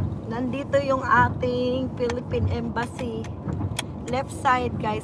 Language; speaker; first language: English; non-native, local second language; Cebuano